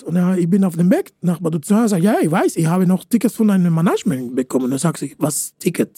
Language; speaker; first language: German; non-native, fluent; Spanish